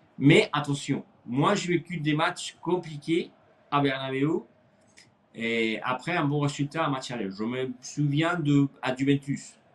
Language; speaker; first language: French; non-native, fluent; Spanish